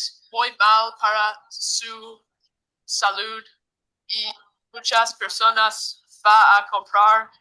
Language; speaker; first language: Spanish; non-native, learner; English